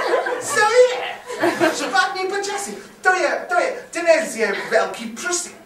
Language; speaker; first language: Czech; non-native, learner; English